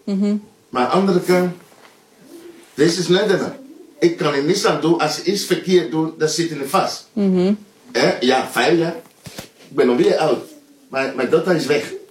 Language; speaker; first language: Dutch; non-native, learner; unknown